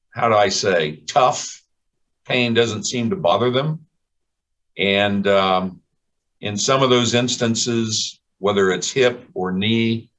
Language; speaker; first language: English; native; English